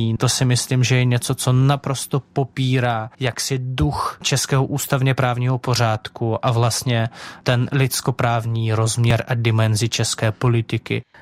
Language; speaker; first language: Czech; non-native, fluent; Russian